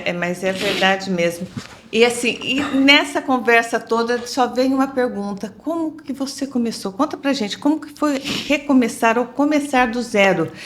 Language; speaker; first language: Portuguese; native; Portuguese